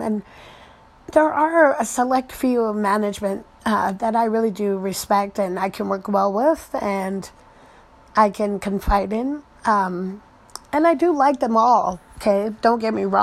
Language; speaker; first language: English; native; English